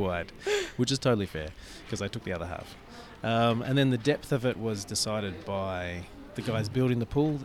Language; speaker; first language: English; native; English